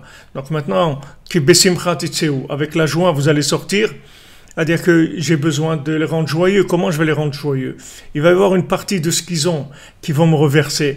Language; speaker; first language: French; native; French